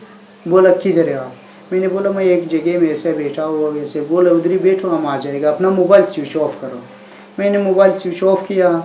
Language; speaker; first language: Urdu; non-native, learner; Persian